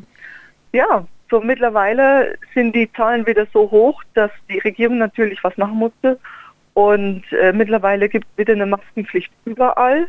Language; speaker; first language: German; native; German